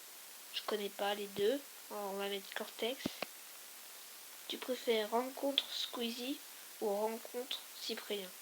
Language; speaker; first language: French; native; French